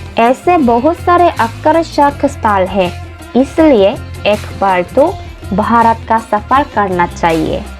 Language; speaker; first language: Hindi; non-native, fluent; Korean